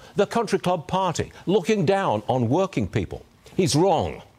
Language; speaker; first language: English; native; English